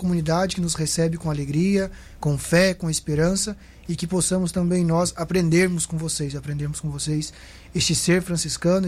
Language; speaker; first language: Portuguese; native; Portuguese